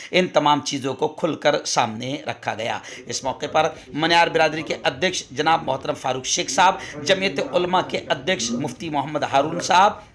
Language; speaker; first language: Urdu; native; Urdu